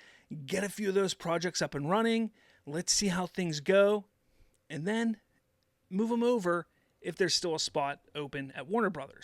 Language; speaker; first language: English; native; English